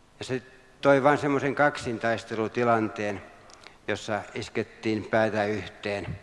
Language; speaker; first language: Finnish; native; Finnish